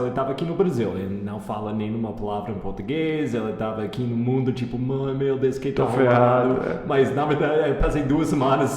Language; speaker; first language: Portuguese; non-native, fluent; English